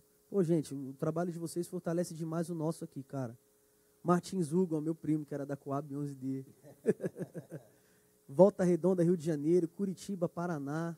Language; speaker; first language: Portuguese; native; Portuguese